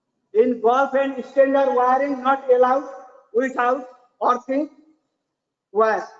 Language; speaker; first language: English; non-native, learner; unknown